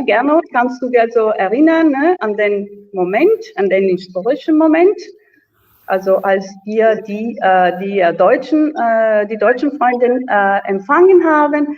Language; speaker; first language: German; non-native, fluent; Italian